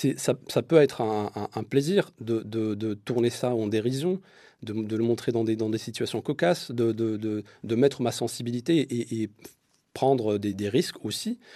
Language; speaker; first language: French; non-native, local second language; Arabic